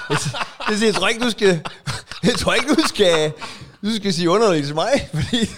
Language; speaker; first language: Danish; native; Danish